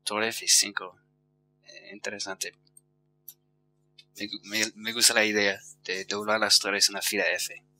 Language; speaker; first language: Spanish; non-native, fluent; English